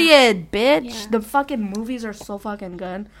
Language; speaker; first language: English; native; English